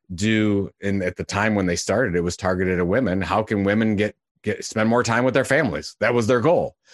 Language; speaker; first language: English; native; English